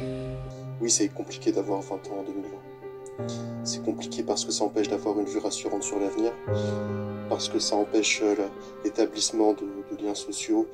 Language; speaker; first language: French; native; French